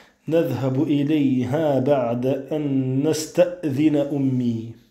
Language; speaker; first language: Arabic; non-native, fluent; French